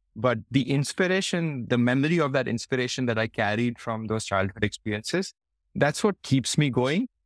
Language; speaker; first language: English; non-native, local second language; Hindi